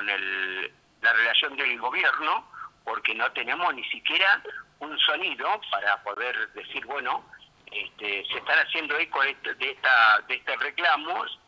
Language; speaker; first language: Spanish; native; Spanish